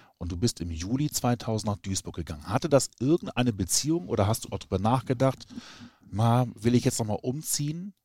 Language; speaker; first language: German; native; German